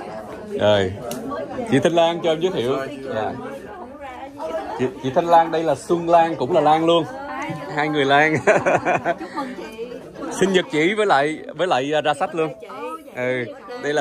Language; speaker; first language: Vietnamese; early bilingual, heritage; Vietnamese